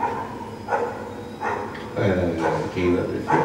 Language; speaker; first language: Spanish; non-native, fluent; English